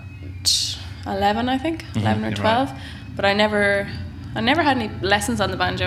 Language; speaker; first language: English; native; English